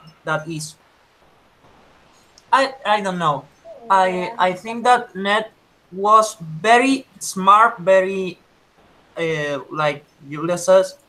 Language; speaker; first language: English; non-native, learner; Spanish